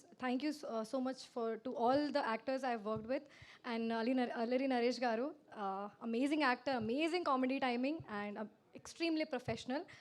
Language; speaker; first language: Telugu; non-native, learner; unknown